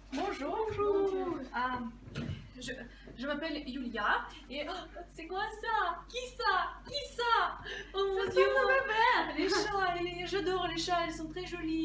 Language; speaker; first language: French; non-native, fluent; Russian